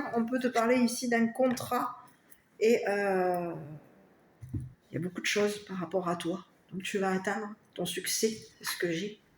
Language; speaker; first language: French; native; French